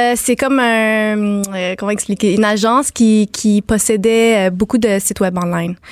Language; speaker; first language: French; native; French